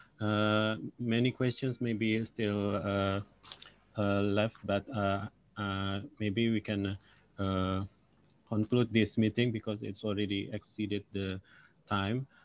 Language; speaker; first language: English; non-native, local second language; Indonesian